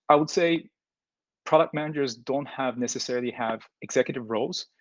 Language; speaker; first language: English; non-native, fluent; Turkish